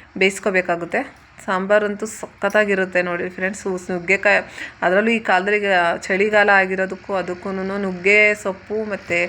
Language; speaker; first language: Kannada; native; Kannada